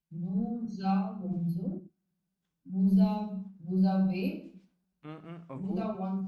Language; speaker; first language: French; non-native, learner; Hindi